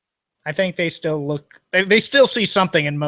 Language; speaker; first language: English; native; English